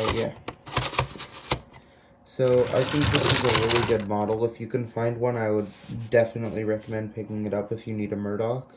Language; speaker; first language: English; native; English